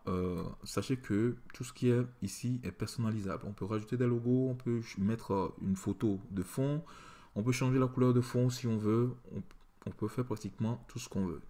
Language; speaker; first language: French; native; French